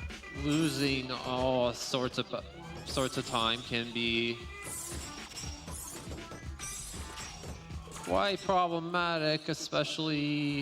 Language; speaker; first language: English; native; English